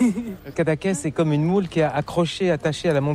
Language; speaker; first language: French; native; French